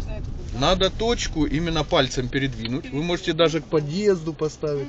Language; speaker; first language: Russian; native; Russian